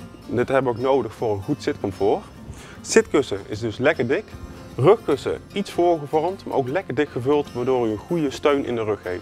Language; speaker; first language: Dutch; native; Dutch